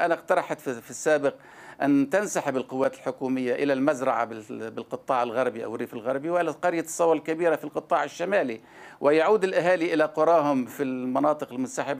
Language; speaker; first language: Arabic; native; Arabic